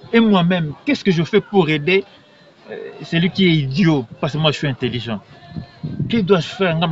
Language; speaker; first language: French; non-native, local second language; Lingala